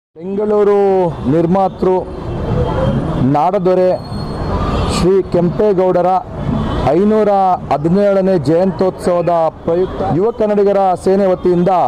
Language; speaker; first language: Kannada; native; Kannada